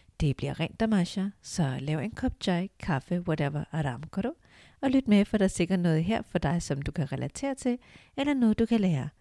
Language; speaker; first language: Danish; early bilingual, other home language; Urdu